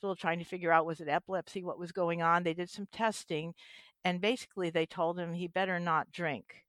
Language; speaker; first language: English; native; English